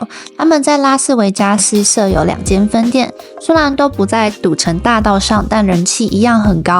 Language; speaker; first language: Chinese; native; Chinese